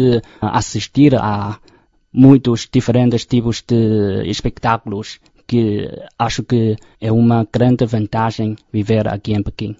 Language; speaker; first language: Portuguese; non-native, fluent; Chinese